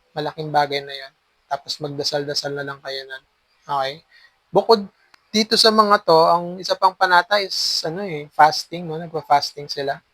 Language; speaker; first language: Filipino; native; Filipino